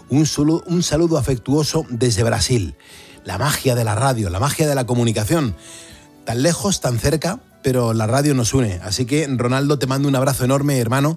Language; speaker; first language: Spanish; native; Spanish